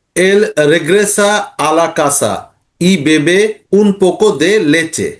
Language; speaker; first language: Spanish; non-native, learner; Bangla